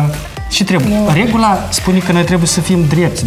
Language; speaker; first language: Romanian; native; Romanian